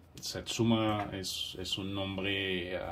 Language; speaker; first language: Spanish; non-native, fluent; English